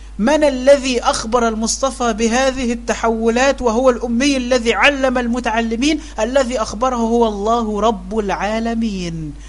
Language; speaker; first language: Arabic; native; Arabic